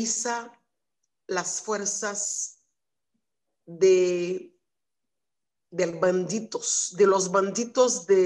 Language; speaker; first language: Spanish; non-native, learner; Haitian Creole